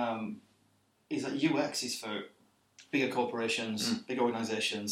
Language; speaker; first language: English; native; English